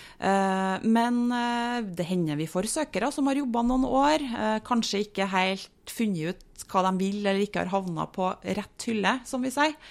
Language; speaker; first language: Norwegian; native; Norwegian